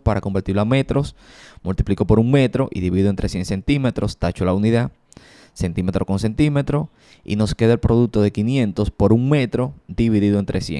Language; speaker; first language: Spanish; native; Spanish